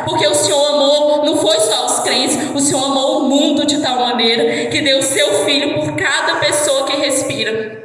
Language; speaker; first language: Portuguese; native; Portuguese